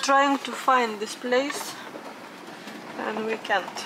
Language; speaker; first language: English; non-native, fluent; Lithuanian